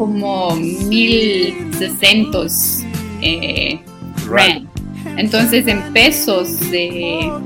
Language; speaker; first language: Spanish; non-native, learner; Afrikaans